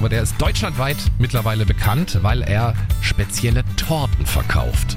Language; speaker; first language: German; native; German